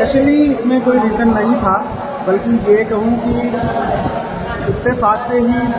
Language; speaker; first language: Hindi; non-native, local second language; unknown